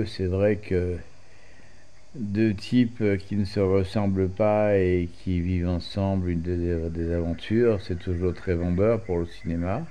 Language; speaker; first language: French; native; French